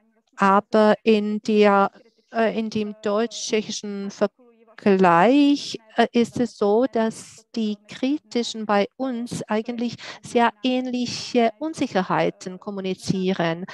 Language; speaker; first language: German; non-native, fluent; Czech